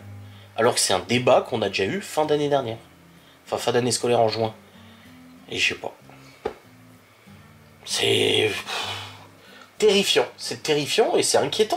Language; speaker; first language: French; native; French